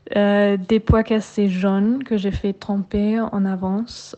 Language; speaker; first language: French; non-native, fluent; German